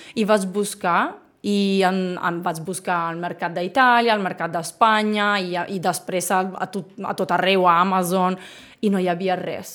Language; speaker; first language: Catalan; non-native, fluent; Italian